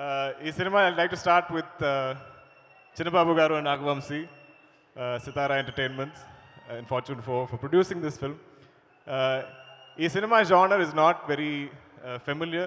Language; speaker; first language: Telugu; non-native, learner; Malayalam